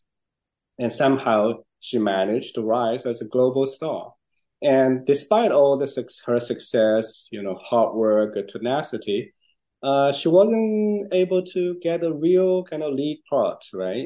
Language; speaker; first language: English; non-native, fluent; Chinese